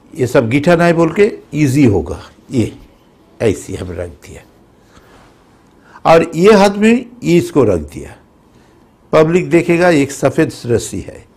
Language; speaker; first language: Hindi; non-native, local second language; Bangla